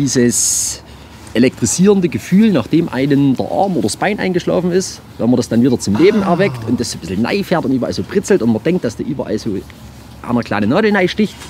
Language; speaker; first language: German; native; German